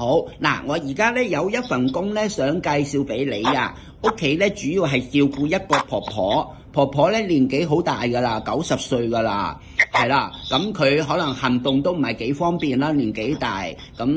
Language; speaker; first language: Cantonese; native; Cantonese